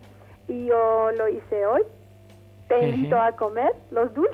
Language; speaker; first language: Spanish; non-native, fluent; Arabic